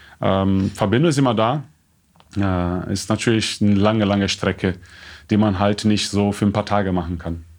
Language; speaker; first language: German; non-native, fluent; Portuguese